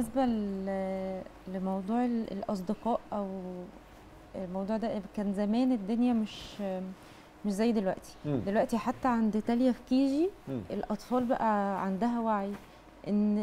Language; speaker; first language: Arabic; native; Arabic